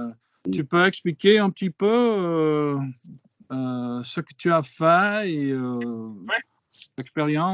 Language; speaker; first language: French; non-native, fluent; English